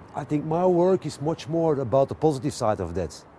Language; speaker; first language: English; non-native, fluent; Dutch